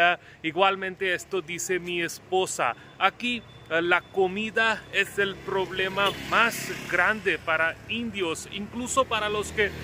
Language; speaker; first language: Spanish; non-native, fluent; Hindi